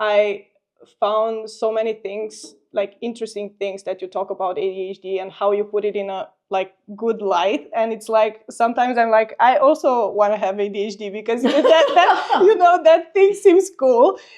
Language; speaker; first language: English; non-native, fluent; Romanian